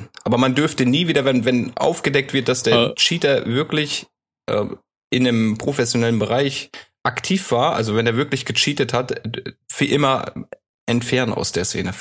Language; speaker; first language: German; native; German